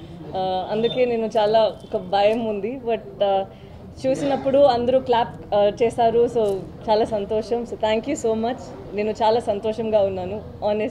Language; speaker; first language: Telugu; non-native, learner; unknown